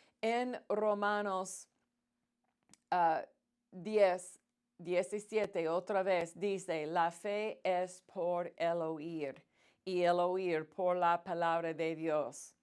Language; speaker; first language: Spanish; non-native, fluent; English